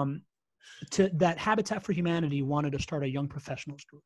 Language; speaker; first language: English; early bilingual, other home language; Spanish